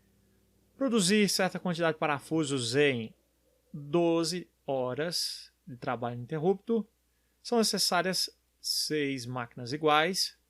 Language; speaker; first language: Portuguese; native; Portuguese